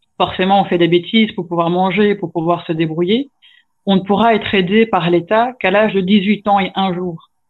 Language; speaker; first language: French; native; French